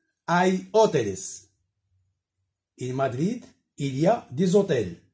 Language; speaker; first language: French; non-native, local second language; Arabic